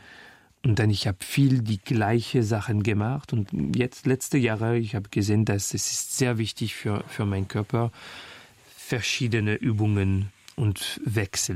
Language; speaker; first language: German; non-native, fluent; French